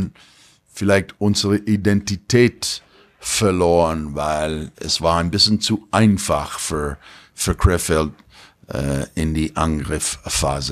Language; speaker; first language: German; non-native, learner; English